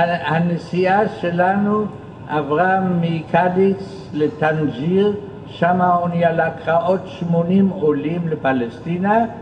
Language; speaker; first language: Hebrew; non-native, fluent; German